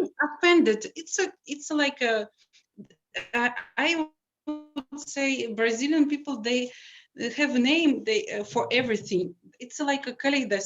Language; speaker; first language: English; non-native, learner; Russian